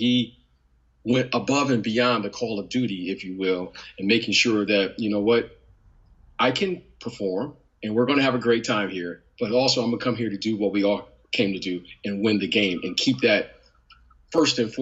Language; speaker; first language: English; native; English